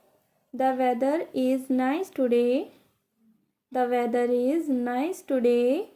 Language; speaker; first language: English; non-native, local second language; Hindi